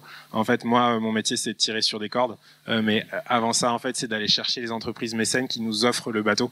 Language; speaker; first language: French; native; French